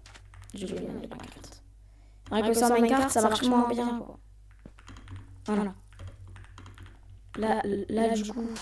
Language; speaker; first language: French; native; French